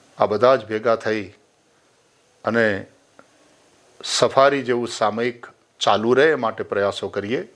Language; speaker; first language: Gujarati; native; Gujarati